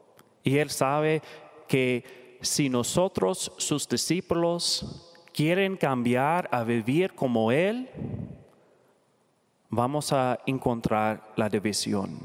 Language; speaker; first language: Spanish; non-native, learner; English